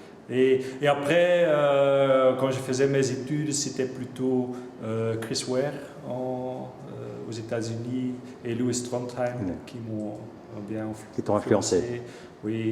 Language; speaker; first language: French; non-native, local second language; Dutch